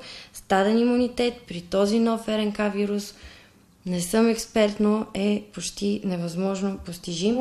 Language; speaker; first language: Bulgarian; native; Bulgarian